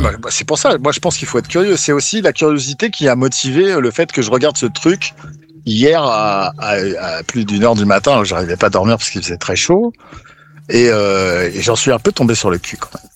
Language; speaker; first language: French; native; French